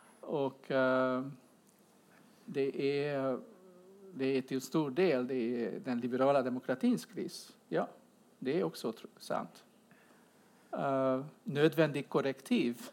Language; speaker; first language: Swedish; non-native, fluent; Hungarian